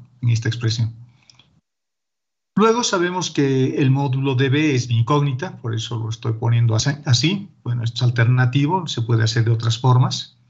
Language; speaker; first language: Spanish; native; Spanish